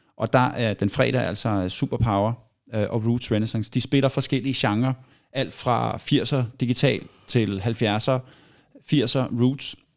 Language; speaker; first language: Danish; native; Danish